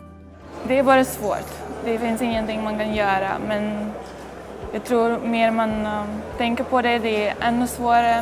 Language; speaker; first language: Swedish; non-native, fluent; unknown